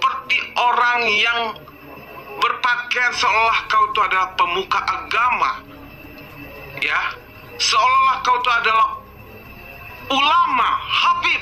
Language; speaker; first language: Indonesian; native; Indonesian